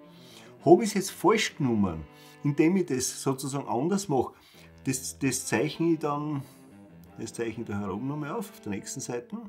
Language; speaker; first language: German; native; German